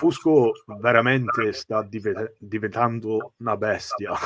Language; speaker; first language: Italian; early bilingual, heritage; English